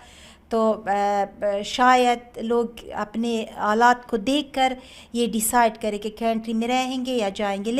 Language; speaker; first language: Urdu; non-native, learner; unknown